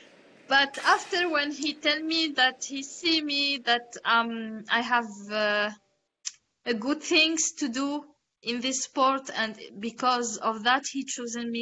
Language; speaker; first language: English; non-native, learner; Arabic